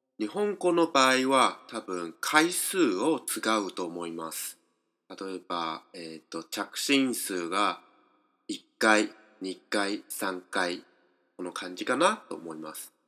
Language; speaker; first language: Japanese; non-native, fluent; Chinese